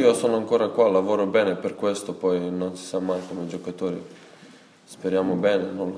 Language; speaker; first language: Italian; non-native, fluent; Serbian